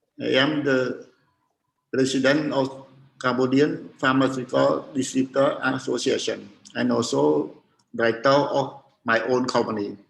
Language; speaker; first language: English; non-native, learner; Khmer